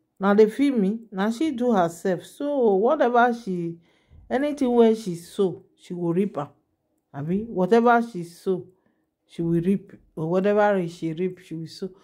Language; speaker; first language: Nigerian Pidgin; non-native, local second language; Yoruba